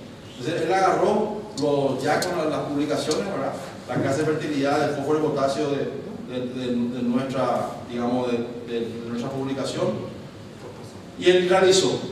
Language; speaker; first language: Spanish; native; Spanish